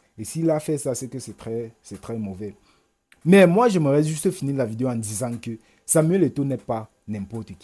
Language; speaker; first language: French; native; French